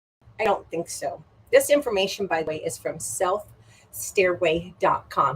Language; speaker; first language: English; native; English